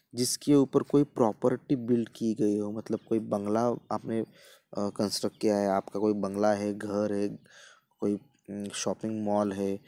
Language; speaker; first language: Hindi; non-native, local second language; Marathi